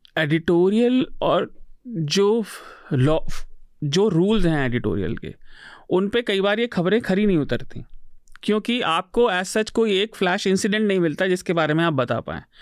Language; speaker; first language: Hindi; native; Hindi